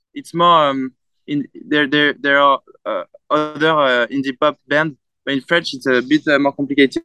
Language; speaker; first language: English; non-native, fluent; French